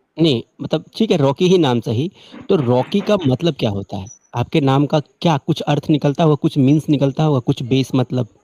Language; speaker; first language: Hindi; native; Hindi